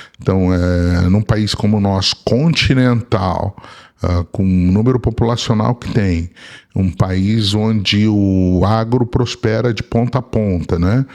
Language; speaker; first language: Portuguese; early bilingual, other home language; Arabic